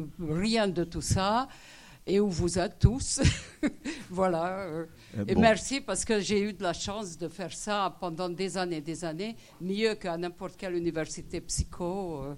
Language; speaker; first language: French; non-native, fluent; Hungarian